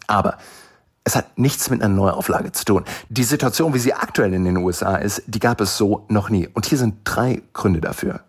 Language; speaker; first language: German; native; German